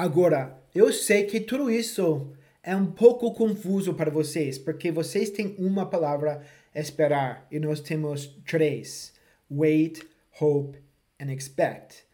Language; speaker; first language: Portuguese; non-native, fluent; English